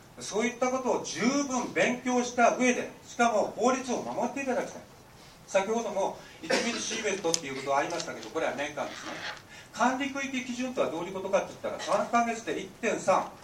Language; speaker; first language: Japanese; native; Japanese